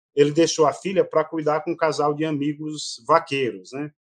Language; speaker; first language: Portuguese; native; Portuguese